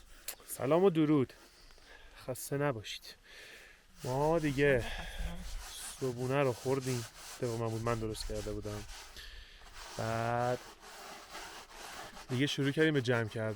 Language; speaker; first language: Persian; native; Persian